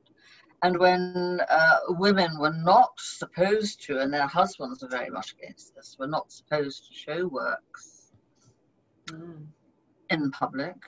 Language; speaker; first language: English; native; English